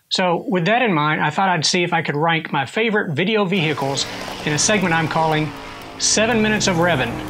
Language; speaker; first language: English; native; English